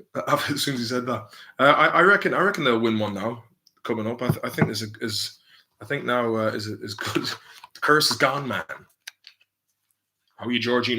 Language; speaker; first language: English; native; English